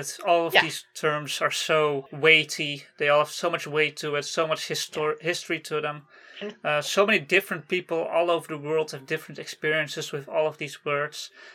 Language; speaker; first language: English; non-native, fluent; Dutch